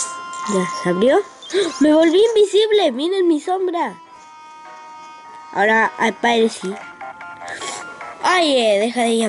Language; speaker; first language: Spanish; native; Spanish